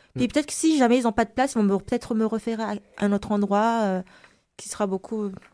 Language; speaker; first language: French; non-native, local second language; Malagasy